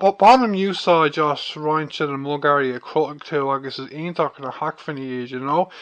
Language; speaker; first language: Irish; non-native, local second language; English